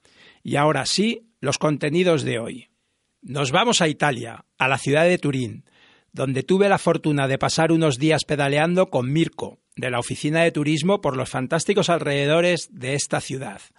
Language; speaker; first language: Spanish; native; Spanish